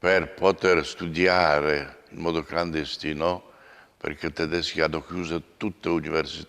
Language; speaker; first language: Italian; non-native, fluent; Polish